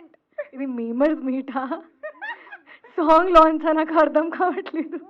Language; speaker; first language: Telugu; non-native, local second language; Hindi